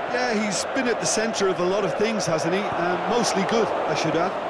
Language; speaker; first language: English; native; English